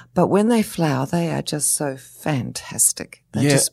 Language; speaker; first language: English; native; English